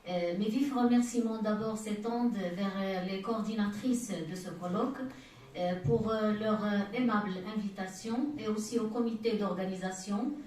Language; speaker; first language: French; non-native, local second language; Arabic